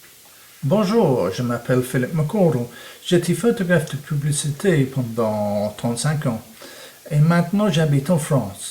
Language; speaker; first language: French; non-native, fluent; English